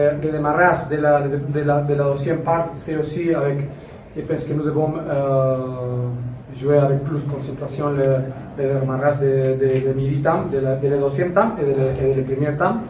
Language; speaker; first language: French; non-native, learner; Spanish